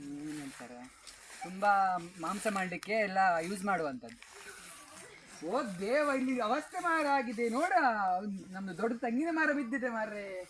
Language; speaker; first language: Kannada; non-native, local second language; Konkani